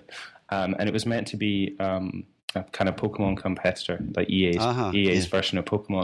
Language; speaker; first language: English; native; English